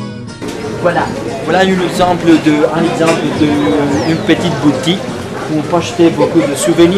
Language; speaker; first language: French; non-native, fluent; Spanish